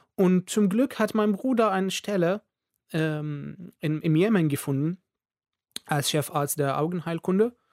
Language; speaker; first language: German; non-native, fluent; Arabic